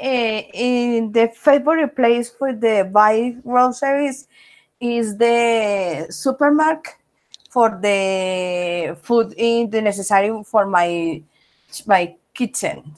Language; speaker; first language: English; non-native, learner; Spanish